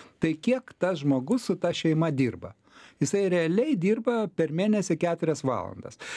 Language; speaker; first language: Lithuanian; native; Lithuanian